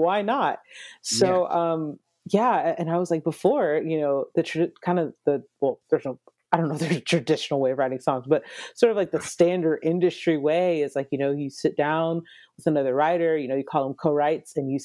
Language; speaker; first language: English; native; English